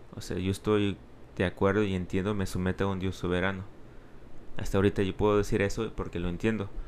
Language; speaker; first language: Spanish; early bilingual, heritage; Spanish